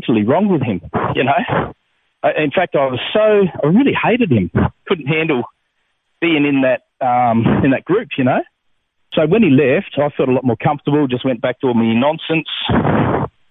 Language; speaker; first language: English; native; English